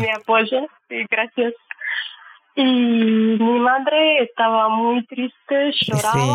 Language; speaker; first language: Spanish; non-native, learner; Russian